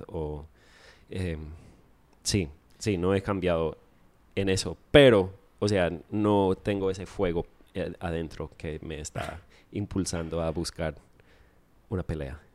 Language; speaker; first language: Spanish; non-native, fluent; English